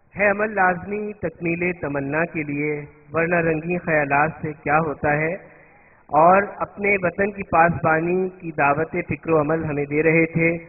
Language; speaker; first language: Urdu; native; Urdu